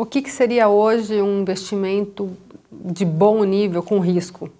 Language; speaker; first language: Portuguese; native; Portuguese